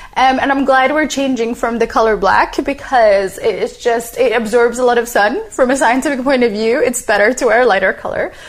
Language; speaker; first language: English; non-native, fluent; Arabic